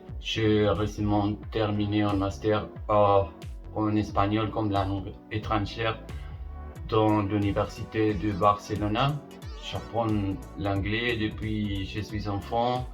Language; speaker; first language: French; non-native, learner; Spanish